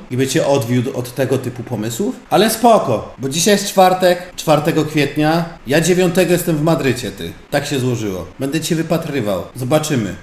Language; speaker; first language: Polish; native; Polish